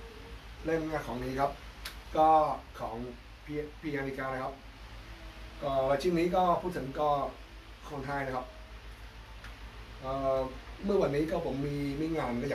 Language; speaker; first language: Thai; non-native, learner; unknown